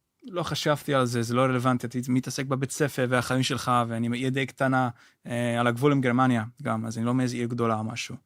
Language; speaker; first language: Hebrew; non-native, fluent; Dutch